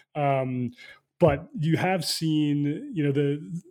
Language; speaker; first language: English; native; English